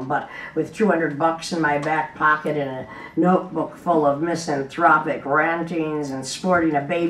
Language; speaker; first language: English; native; English